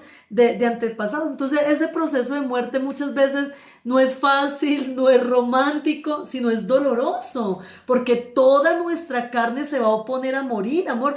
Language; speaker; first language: Spanish; native; Spanish